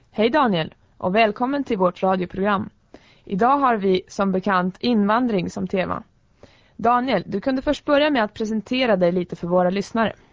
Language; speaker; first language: Swedish; native; Swedish